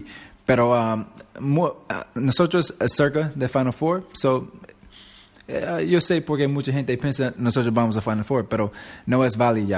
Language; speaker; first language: Spanish; non-native, learner; English